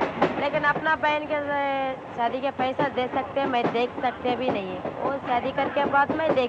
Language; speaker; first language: Hindi; non-native, local second language; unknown